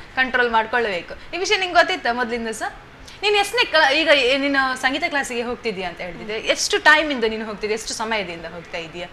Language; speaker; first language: Kannada; non-native, local second language; Tulu